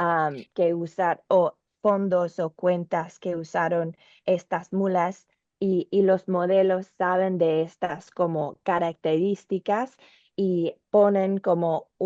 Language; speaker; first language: Spanish; non-native, learner; English